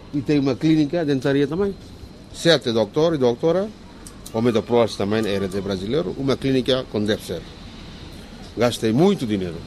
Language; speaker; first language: Portuguese; non-native, learner; Bangla